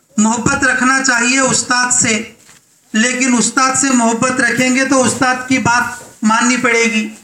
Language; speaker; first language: Urdu; native; Urdu